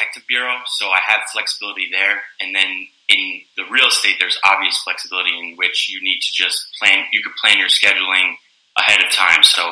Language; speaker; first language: English; native; English